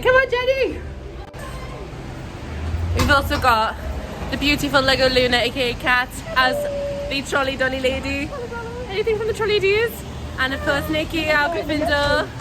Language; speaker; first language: English; native; English